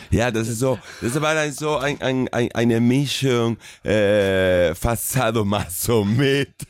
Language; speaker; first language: German; non-native, fluent; Spanish